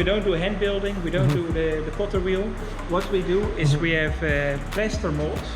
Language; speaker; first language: English; non-native, fluent; Dutch